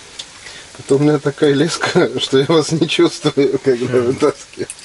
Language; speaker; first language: Russian; native; Russian